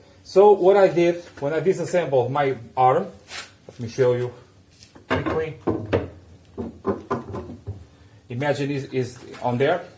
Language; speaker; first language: English; non-native, fluent; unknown